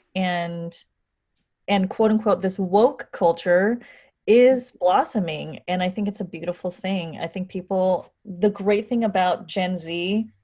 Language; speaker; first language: English; native; English